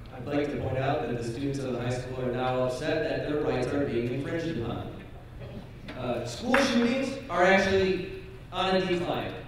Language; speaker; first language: English; native; English